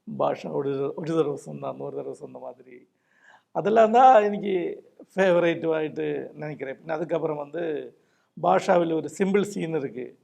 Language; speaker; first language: Tamil; non-native, local second language; Malayalam